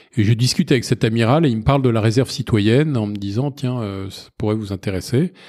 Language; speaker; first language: French; native; French